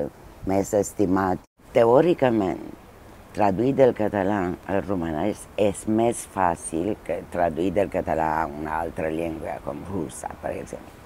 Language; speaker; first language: Catalan; non-native, fluent; Romanian